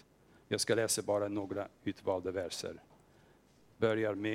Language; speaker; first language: Swedish; non-native, fluent; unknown